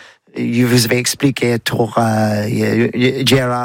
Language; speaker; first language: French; non-native, learner; English